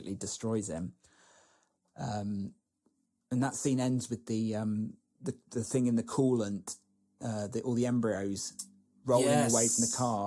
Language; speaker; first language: English; native; English